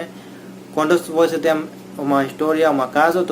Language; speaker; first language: Portuguese; non-native, learner; Hindi